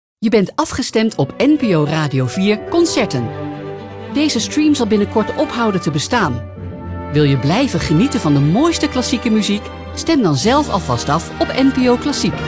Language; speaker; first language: Dutch; native; Dutch